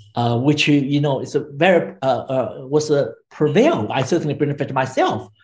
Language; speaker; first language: English; non-native, fluent; Chinese